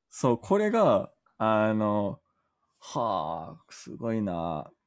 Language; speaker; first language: Japanese; non-native, learner; English